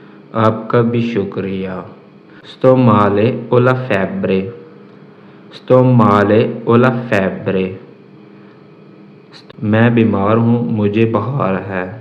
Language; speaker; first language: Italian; non-native, learner; Urdu